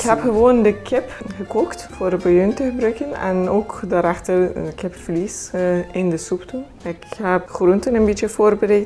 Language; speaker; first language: Dutch; non-native, fluent; Persian